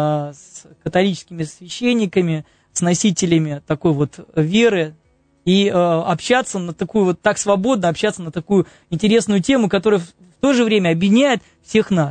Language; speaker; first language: Russian; native; Russian